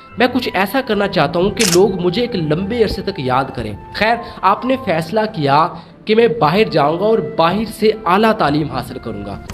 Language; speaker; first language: Urdu; non-native, local second language; Sindhi